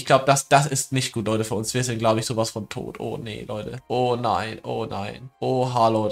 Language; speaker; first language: German; native; German